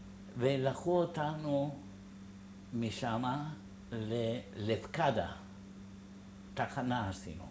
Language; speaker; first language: Hebrew; non-native, fluent; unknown